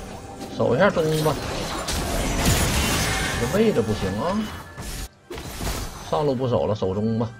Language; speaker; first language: Chinese; native; Chinese